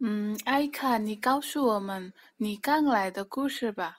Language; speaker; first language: Chinese; non-native, fluent; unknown